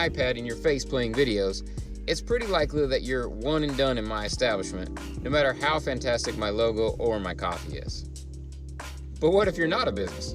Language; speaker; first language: English; native; English